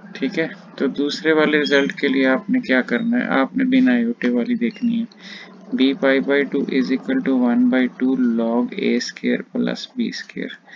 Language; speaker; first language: Hindi; non-native, local second language; Punjabi